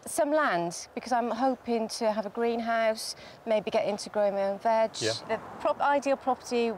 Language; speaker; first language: English; native; English